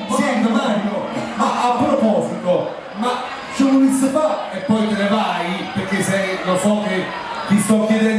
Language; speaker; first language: Italian; native; Italian